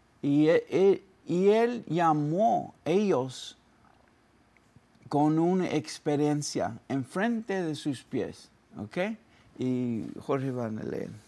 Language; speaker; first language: Spanish; early bilingual, heritage; Spanish